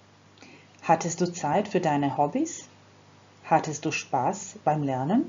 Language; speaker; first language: German; non-native, fluent; Croatian